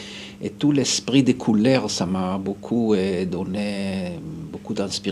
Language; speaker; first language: French; non-native, fluent; Hebrew